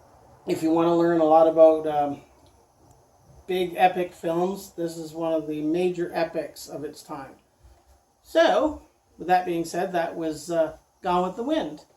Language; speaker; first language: English; native; English